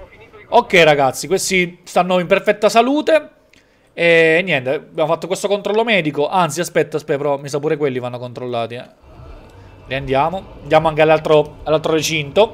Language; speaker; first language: Italian; native; Italian